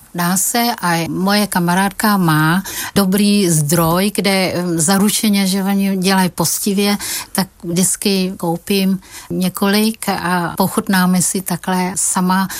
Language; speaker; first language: Czech; non-native, fluent; Vietnamese